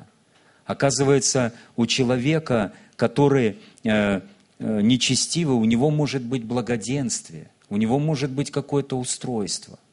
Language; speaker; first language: Russian; native; Russian